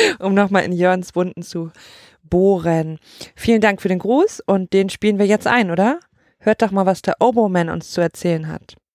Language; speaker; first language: German; native; German